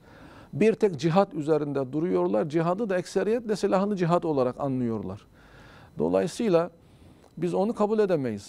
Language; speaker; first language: Turkish; native; Turkish